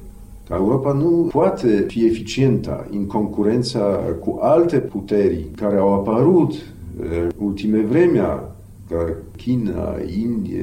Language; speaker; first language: Romanian; non-native, fluent; Polish